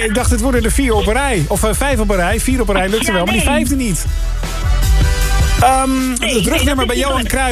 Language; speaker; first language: Dutch; native; Dutch